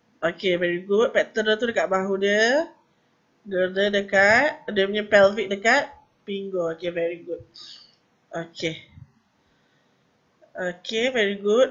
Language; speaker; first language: English; non-native, local second language; Malay